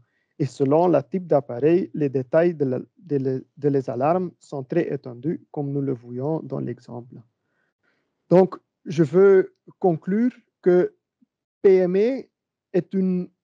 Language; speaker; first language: French; non-native, learner; Dutch